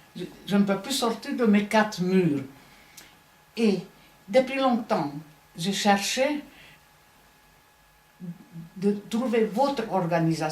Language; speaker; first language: French; non-native, fluent; Hungarian